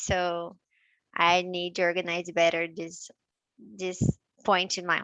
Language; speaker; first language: English; non-native, learner; Portuguese